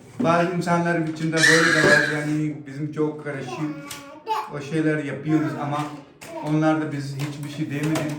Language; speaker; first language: Turkish; native; Turkish